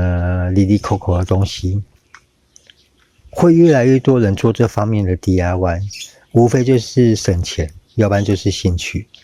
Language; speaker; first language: Chinese; native; Chinese